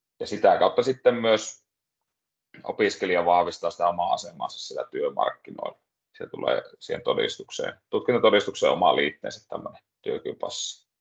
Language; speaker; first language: Finnish; native; Finnish